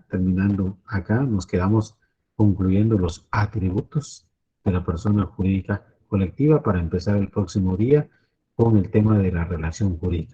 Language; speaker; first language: Spanish; native; Spanish